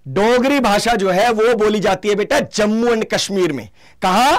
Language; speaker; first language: Hindi; native; Hindi